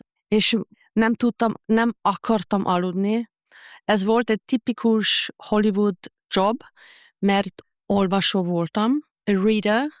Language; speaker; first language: Hungarian; non-native, fluent; Japanese